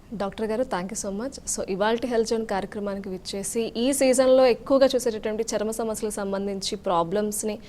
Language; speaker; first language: Telugu; native; Telugu